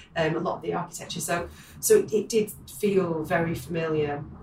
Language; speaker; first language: English; native; English